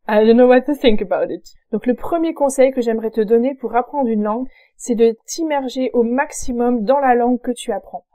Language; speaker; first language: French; native; French